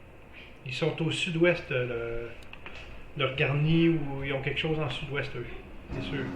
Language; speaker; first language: French; native; French